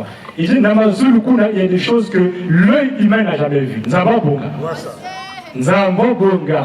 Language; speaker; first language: French; non-native, local second language; Lingala